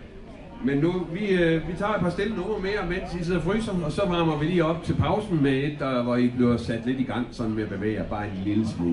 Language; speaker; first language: Danish; native; Danish